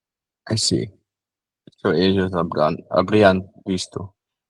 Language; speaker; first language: Spanish; non-native, learner; English